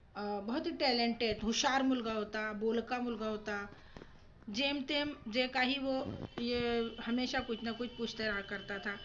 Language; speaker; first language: Hindi; non-native, local second language; Marathi